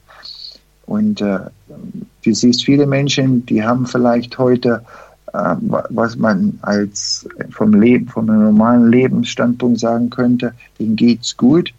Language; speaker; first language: German; early bilingual, heritage; German